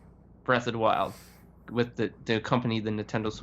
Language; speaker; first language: English; native; English